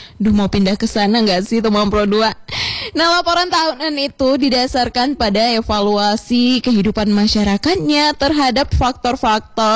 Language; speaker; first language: Indonesian; native; Indonesian